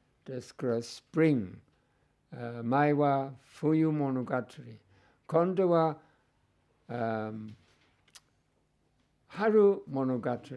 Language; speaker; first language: Japanese; non-native, fluent; English